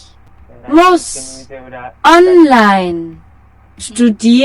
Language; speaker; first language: German; non-native, learner; Bangla